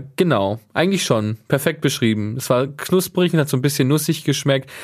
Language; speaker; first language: German; native; German